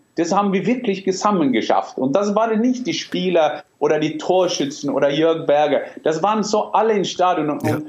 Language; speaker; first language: German; non-native, fluent; Norwegian